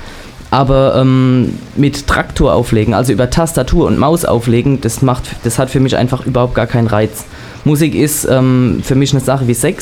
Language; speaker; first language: German; native; German